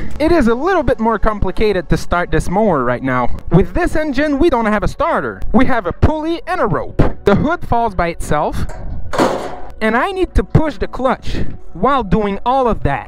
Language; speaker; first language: English; non-native, fluent; French